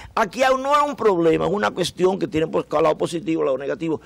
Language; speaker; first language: Spanish; native; Spanish